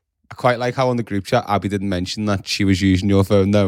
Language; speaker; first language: English; native; English